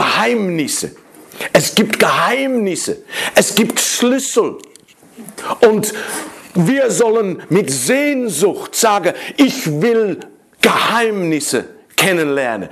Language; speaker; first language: German; non-native, fluent; Dutch